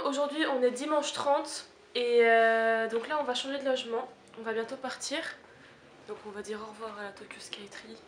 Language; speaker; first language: French; native; French